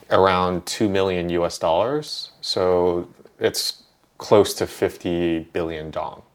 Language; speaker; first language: English; early bilingual, other home language; Vietnamese